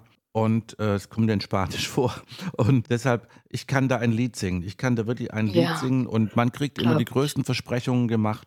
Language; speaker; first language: German; native; German